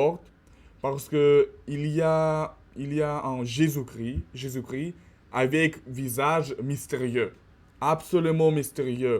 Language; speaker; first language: French; non-native, learner; Russian